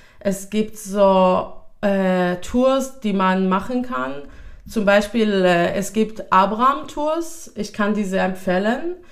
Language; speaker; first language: German; non-native, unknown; Hebrew